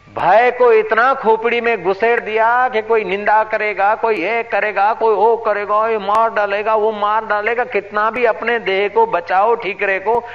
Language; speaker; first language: Hindi; non-native, local second language; Sindhi